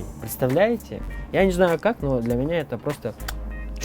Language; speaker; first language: Russian; non-native, local second language; Kyrgyz